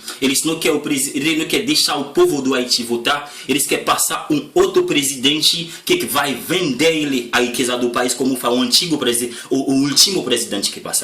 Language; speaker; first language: Portuguese; non-native, learner; Haitian Creole